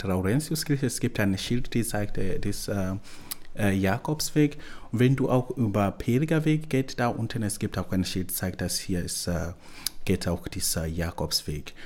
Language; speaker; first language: German; non-native, learner; Swahili